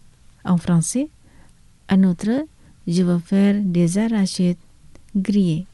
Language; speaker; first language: French; non-native, fluent; Indonesian